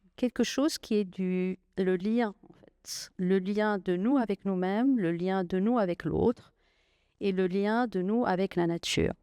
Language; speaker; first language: French; non-native, local second language; Arabic